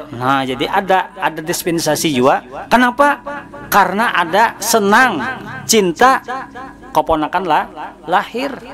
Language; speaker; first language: Indonesian; non-native, local second language; Banjar